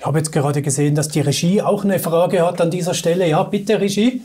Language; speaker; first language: German; native; German